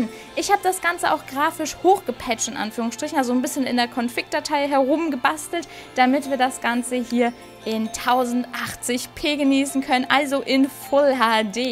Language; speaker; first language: German; native; German